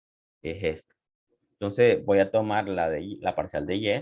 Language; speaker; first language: Spanish; native; Spanish